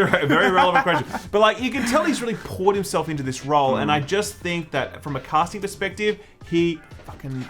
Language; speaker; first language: English; native; English